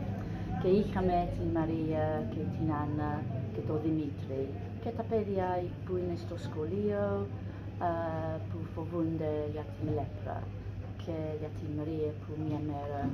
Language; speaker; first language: Greek; non-native, learner; English